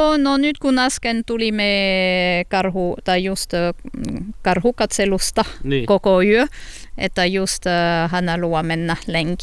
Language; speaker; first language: Finnish; non-native, learner; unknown